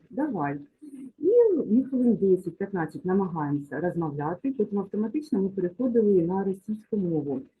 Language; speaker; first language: Ukrainian; non-native, local second language; Russian